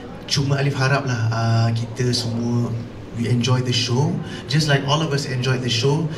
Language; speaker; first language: English; non-native, local second language; Malay